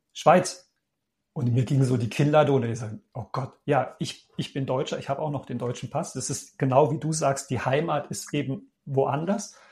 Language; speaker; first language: German; native; German